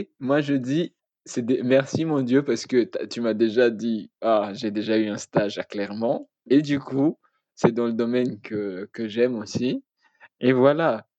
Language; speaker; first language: French; non-native, local second language; Malagasy